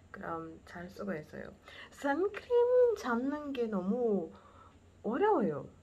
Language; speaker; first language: Korean; non-native, learner; Portuguese